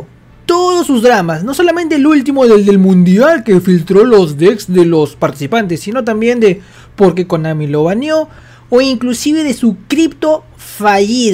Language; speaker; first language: Spanish; native; Spanish